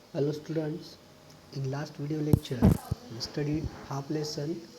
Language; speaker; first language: English; non-native, local second language; Marathi